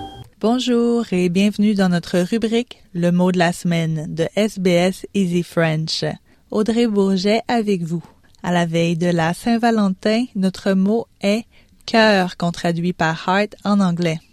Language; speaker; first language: French; native; French